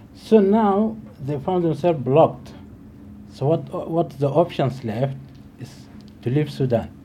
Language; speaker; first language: English; non-native, fluent; Arabic